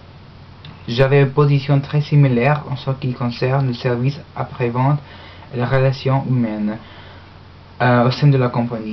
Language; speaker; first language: French; non-native, learner; English